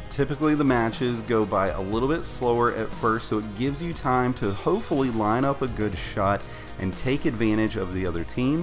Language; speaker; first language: English; native; English